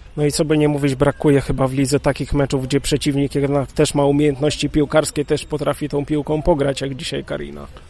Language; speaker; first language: Polish; native; Polish